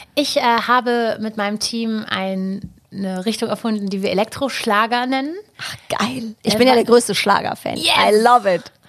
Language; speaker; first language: German; native; German